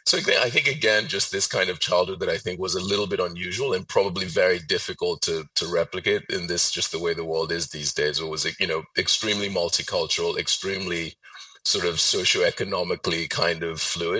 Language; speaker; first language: English; non-native, local second language; Yoruba